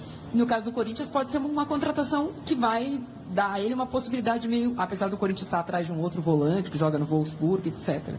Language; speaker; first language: Portuguese; native; Portuguese